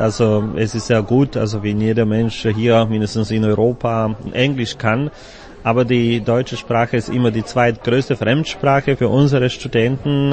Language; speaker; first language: German; non-native, fluent; Slovak